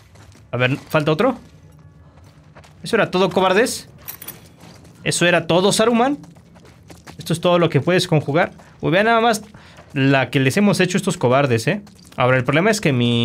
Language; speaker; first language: Spanish; native; Spanish